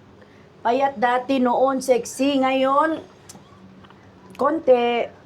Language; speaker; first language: Filipino; non-native, local second language; Cebuano